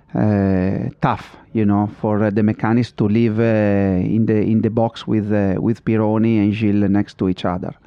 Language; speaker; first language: English; non-native, fluent; Italian